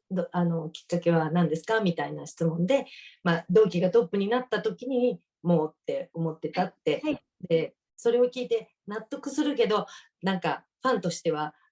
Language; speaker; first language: Japanese; native; Japanese